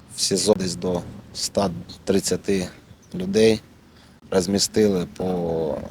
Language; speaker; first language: Ukrainian; non-native, local second language; Russian